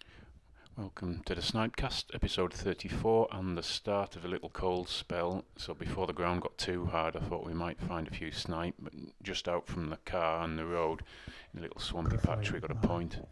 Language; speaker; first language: English; native; English